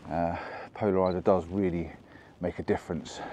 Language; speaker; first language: English; native; English